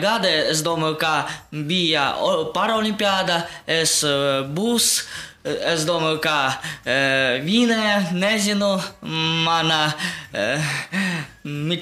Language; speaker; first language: Latvian; non-native, local second language; Russian